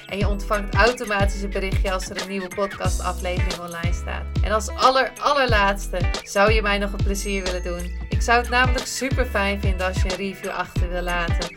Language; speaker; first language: Dutch; native; Dutch